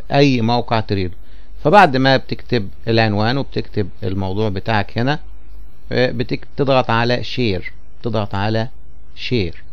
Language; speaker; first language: Arabic; native; Arabic